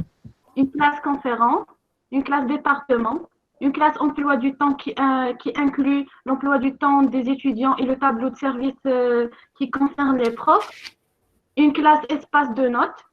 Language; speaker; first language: French; non-native, local second language; Arabic